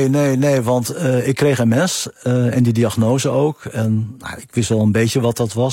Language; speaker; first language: Dutch; native; Dutch